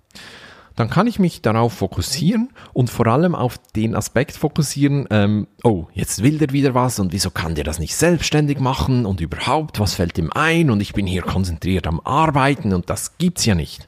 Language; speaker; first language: German; native; German